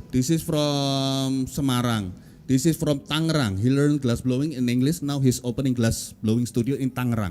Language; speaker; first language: English; non-native, learner; Indonesian